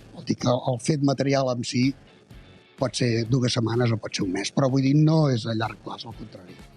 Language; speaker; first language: Catalan; native; Catalan